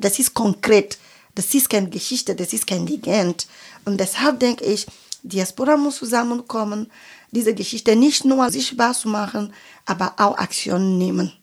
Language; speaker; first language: German; non-native, fluent; French